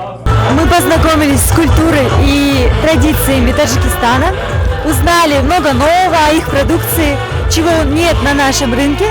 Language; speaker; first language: Russian; native; Russian